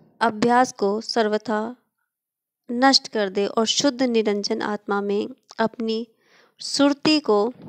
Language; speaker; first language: Hindi; native; Hindi